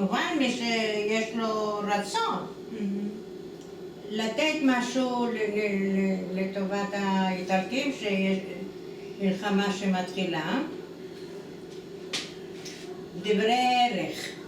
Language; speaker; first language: Hebrew; non-native, fluent; Italian